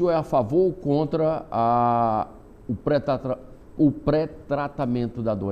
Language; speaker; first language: Portuguese; native; Portuguese